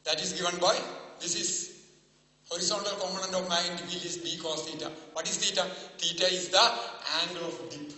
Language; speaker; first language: English; non-native, local second language; Malayalam